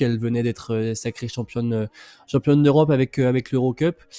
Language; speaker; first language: French; native; French